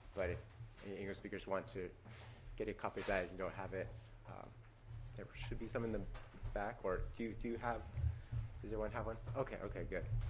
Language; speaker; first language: English; native; English